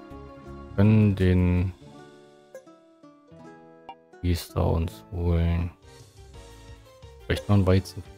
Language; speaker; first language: German; native; German